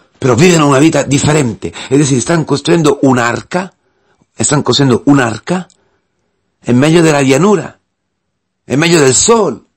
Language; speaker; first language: Spanish; non-native, fluent; Italian